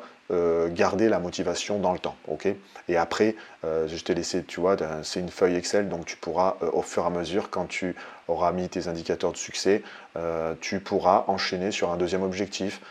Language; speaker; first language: French; native; French